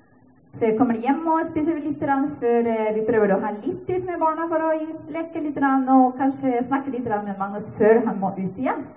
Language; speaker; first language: Norwegian; non-native, fluent; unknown